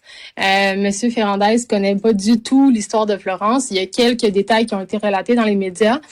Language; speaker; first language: French; native; French